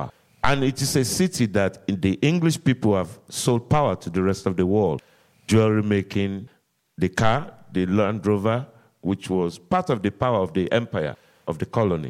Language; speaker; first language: English; non-native, local second language; Yoruba